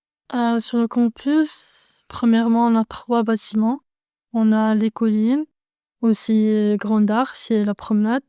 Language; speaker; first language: French; non-native, fluent; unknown